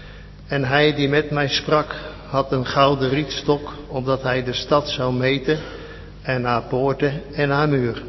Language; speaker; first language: Dutch; native; Dutch